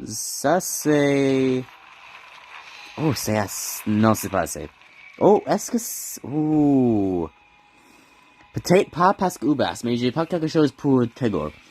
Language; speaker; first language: French; non-native, learner; English